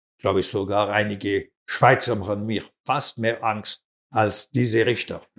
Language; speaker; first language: German; non-native, local second language; French